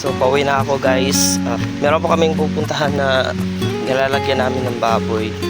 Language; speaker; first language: Filipino; non-native, local second language; Cebuano